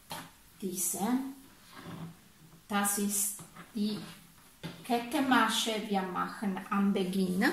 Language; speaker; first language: German; non-native, fluent; Italian